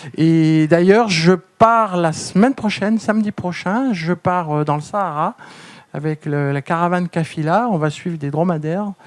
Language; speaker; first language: French; native; French